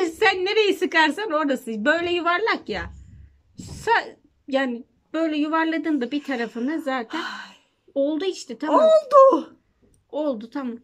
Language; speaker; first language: Turkish; native; Turkish